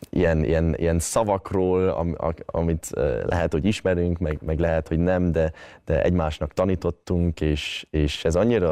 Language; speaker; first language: Hungarian; early bilingual, heritage; Hungarian